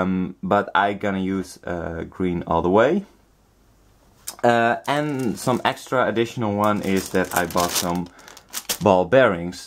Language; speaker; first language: English; non-native, fluent; Dutch